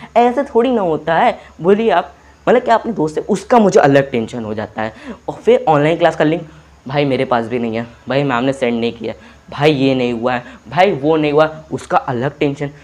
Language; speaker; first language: Hindi; native; Hindi